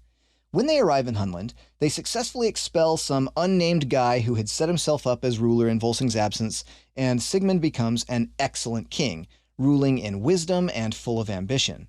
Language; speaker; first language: English; native; English